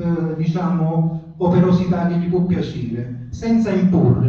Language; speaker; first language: Italian; native; Italian